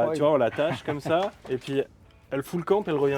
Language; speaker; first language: French; native; French